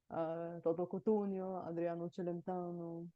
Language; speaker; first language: Italian; non-native, learner; Bulgarian